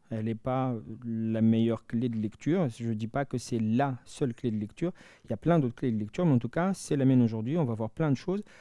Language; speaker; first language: French; non-native, local second language; Malagasy